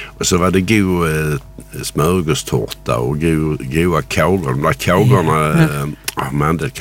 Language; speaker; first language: Swedish; native; Swedish